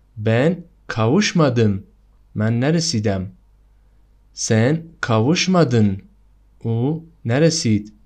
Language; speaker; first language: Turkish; non-native, fluent; Persian